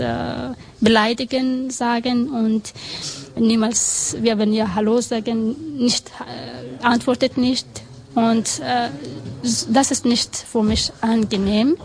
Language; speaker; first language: German; non-native, learner; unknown